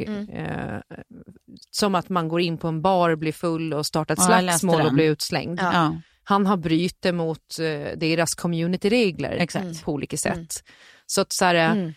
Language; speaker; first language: Swedish; native; Swedish